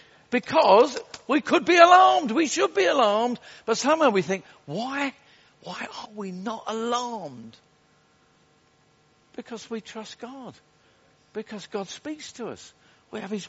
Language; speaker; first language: English; native; English